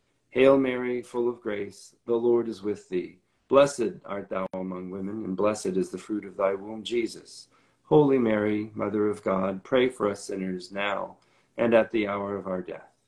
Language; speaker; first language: English; native; English